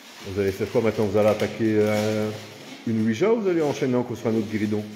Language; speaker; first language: French; native; French